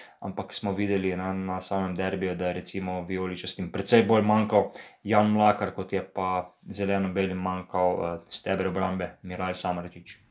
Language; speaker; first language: Slovenian; native; Slovenian